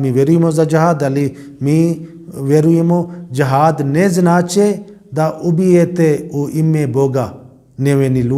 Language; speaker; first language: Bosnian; non-native, learner; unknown